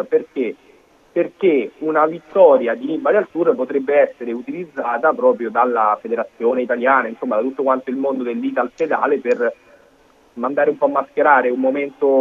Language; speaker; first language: Italian; native; Italian